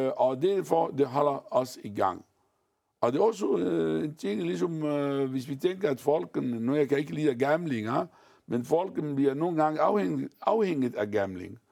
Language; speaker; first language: Danish; non-native, fluent; Arabic